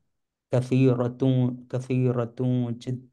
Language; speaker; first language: Arabic; non-native, learner; Hindi